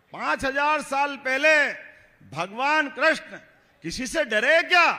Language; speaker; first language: Hindi; native; Hindi